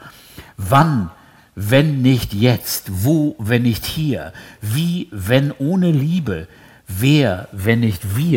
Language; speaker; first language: German; native; German